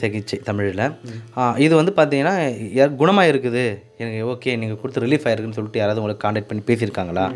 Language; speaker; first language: Tamil; native; Tamil